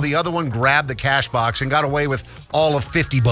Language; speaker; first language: English; native; English